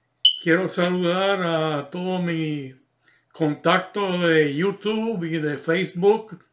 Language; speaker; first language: Spanish; non-native, fluent; English